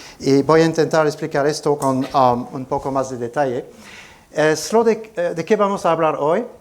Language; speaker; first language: Spanish; non-native, fluent; French